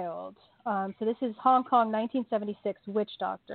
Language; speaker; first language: English; native; English